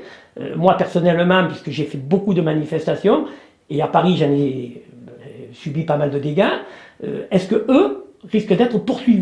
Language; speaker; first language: French; native; French